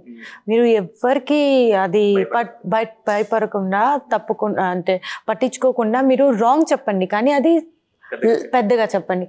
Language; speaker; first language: Telugu; non-native, learner; Bangla